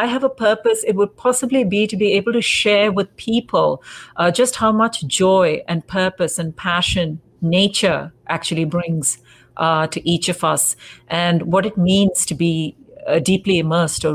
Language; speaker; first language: English; native; English